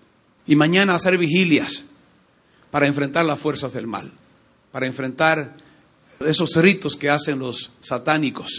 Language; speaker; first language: Spanish; native; Spanish